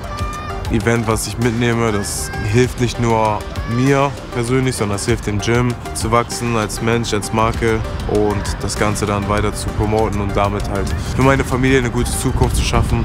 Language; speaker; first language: German; native; German